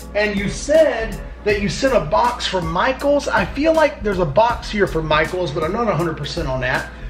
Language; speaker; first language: English; native; English